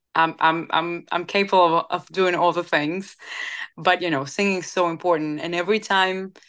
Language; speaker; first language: English; non-native, fluent; Spanish